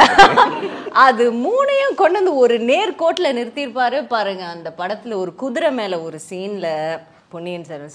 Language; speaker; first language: Tamil; native; Tamil